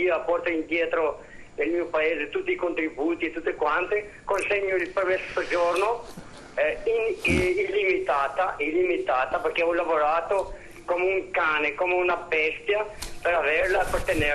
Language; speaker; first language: Italian; non-native, fluent; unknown